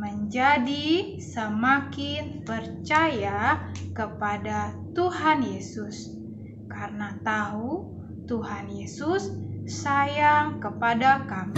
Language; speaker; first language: Indonesian; native; Indonesian